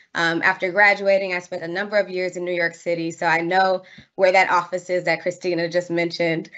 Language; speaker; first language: English; native; English